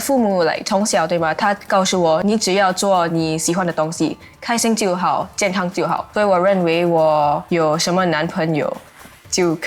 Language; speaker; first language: Chinese; non-native, local second language; English